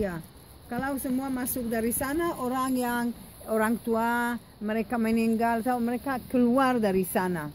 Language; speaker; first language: Indonesian; non-native, fluent; Hebrew